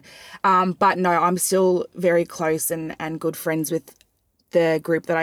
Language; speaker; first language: English; native; English